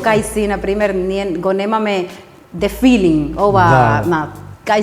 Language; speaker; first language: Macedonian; non-native, learner; Spanish